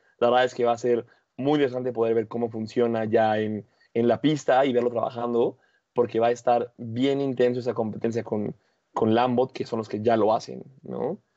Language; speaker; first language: Spanish; native; Spanish